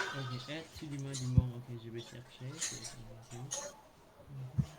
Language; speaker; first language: French; non-native, learner; Khmer